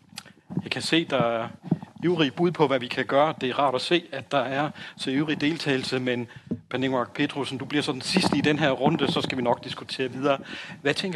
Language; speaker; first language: Danish; native; Danish